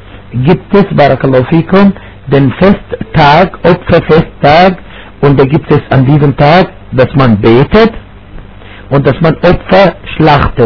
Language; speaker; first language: German; non-native, fluent; Arabic